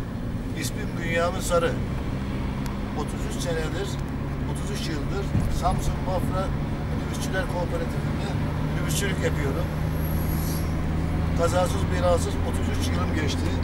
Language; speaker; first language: Turkish; native; Turkish